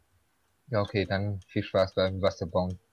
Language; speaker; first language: German; native; German